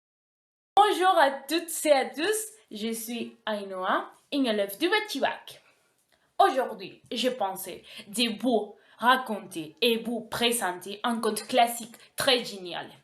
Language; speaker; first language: French; non-native, learner; Spanish